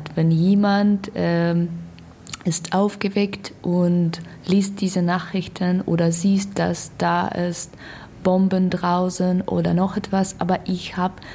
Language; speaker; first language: German; non-native, learner; Russian